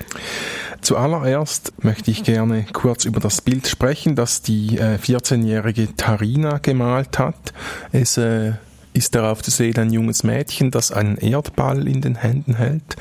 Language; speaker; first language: German; native; German